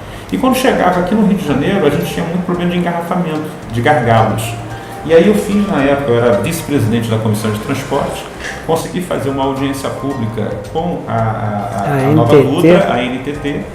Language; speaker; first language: Portuguese; native; Portuguese